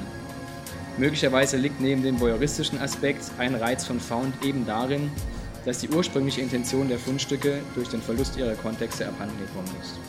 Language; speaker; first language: German; native; German